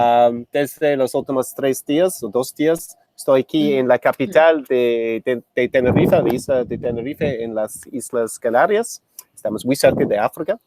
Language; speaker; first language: Spanish; non-native, fluent; English